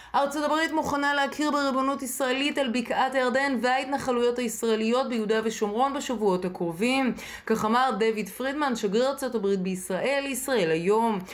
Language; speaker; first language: Hebrew; native; Hebrew